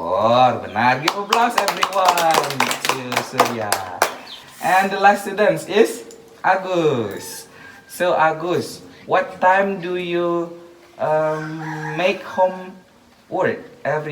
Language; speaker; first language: English; non-native, learner; Indonesian